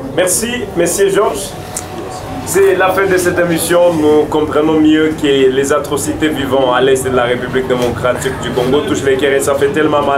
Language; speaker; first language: French; non-native, local second language; Lingala